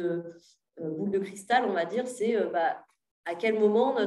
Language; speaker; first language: French; native; French